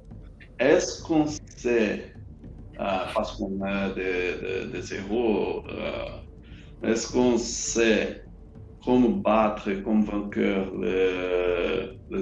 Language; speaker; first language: French; non-native, learner; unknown